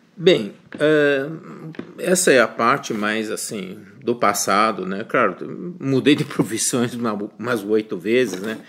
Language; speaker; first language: Portuguese; early bilingual, other home language; Chinese